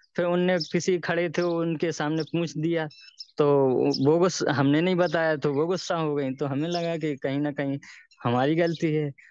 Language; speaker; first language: Hindi; native; Hindi